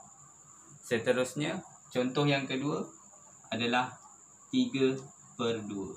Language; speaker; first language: Malay; native; Malay